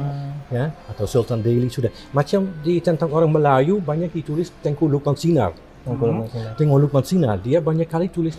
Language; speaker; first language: Indonesian; non-native, fluent; Dutch